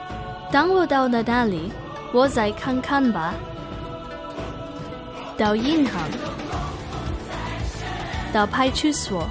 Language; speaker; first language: Chinese; non-native, learner; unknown